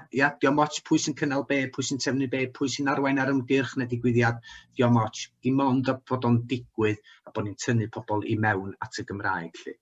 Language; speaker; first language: Welsh; native; Welsh